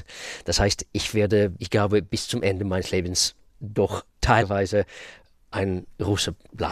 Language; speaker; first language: German; non-native, fluent; Russian